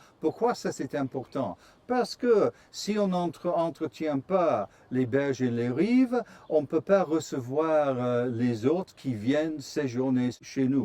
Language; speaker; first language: French; non-native, fluent; English